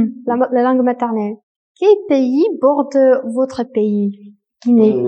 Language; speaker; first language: French; non-native, fluent; Russian